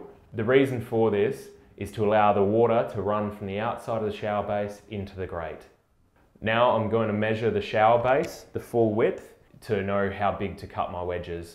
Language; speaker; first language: English; native; English